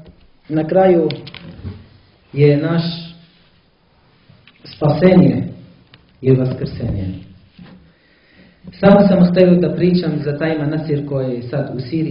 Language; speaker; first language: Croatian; non-native, learner; Arabic